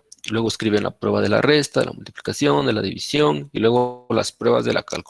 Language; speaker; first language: Spanish; native; Spanish